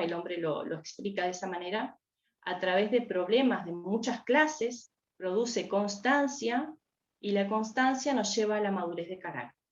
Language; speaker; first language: Spanish; native; Spanish